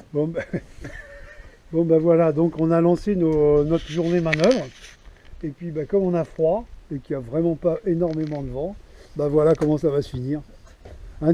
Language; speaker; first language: French; native; French